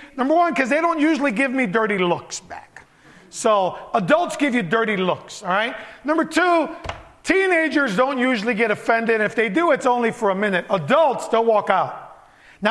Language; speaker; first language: English; early bilingual, other home language; Spanish